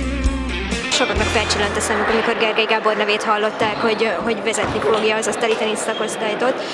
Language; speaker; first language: Hungarian; native; Hungarian